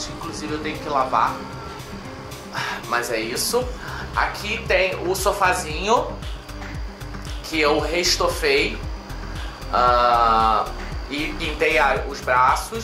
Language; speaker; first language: Portuguese; native; Portuguese